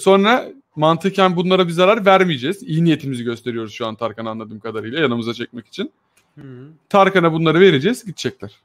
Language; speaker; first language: Turkish; native; Turkish